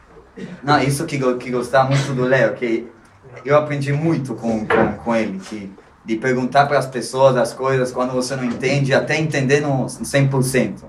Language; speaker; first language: Portuguese; non-native, fluent; Spanish